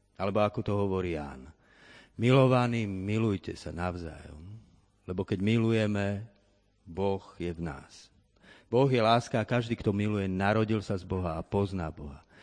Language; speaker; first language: Slovak; native; Slovak